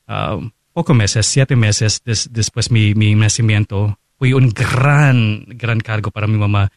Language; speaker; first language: Spanish; non-native, fluent; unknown